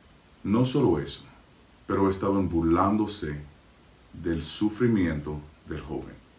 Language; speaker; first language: Spanish; non-native, fluent; English